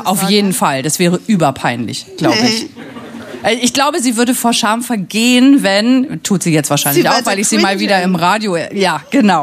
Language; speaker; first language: German; native; German